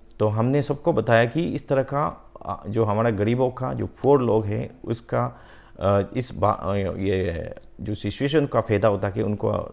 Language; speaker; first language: Hindi; non-native, local second language; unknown